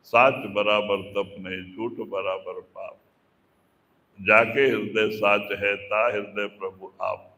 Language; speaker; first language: Hindi; non-native, local second language; Kannada